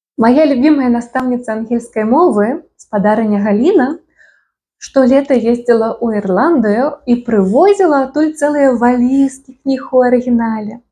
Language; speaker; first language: Belarusian; native; Belarusian